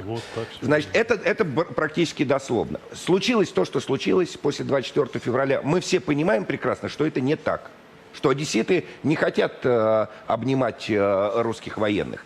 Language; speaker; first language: Russian; native; Russian